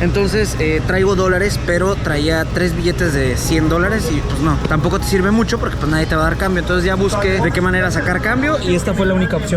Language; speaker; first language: Spanish; native; Spanish